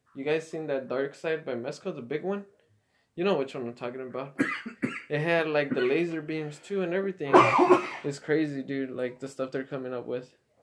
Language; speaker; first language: English; early bilingual, other home language; Spanish